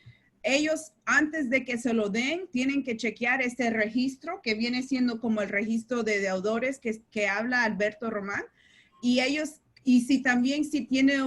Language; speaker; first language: Spanish; non-native, learner; Portuguese